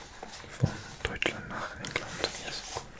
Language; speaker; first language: German; non-native, learner; English